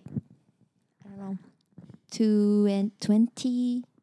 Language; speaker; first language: English; non-native, learner; Japanese